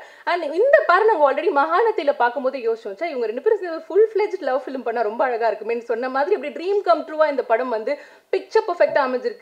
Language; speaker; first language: Tamil; native; Tamil